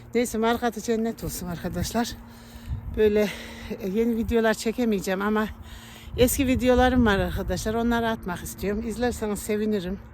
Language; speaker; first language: Turkish; native; Turkish